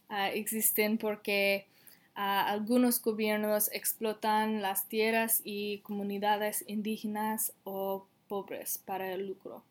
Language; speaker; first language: Spanish; non-native, learner; English